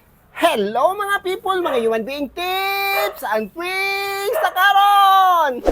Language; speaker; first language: Cebuano; native; Cebuano